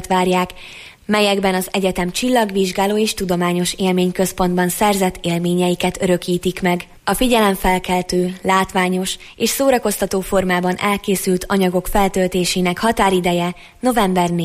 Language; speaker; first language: Hungarian; native; Hungarian